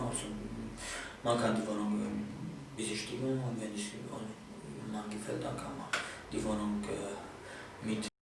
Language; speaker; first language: German; non-native, fluent; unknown